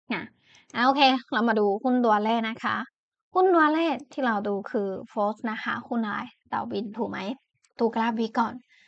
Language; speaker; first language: Thai; non-native, fluent; Chinese